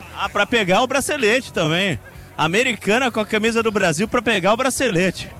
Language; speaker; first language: Portuguese; native; Portuguese